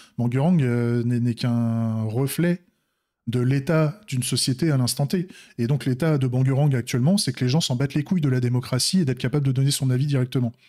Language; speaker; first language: French; native; French